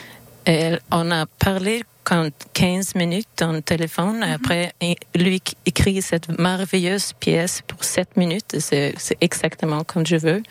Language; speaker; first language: French; non-native, learner; Swedish